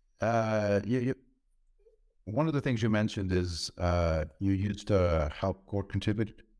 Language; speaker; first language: English; non-native, fluent; Dutch